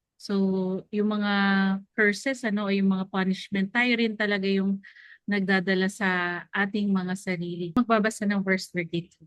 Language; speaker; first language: Filipino; native; Filipino